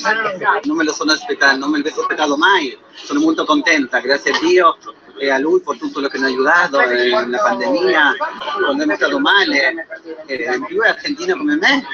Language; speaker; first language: Italian; non-native, fluent; Spanish